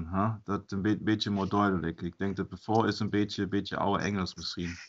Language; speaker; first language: Dutch; non-native, fluent; German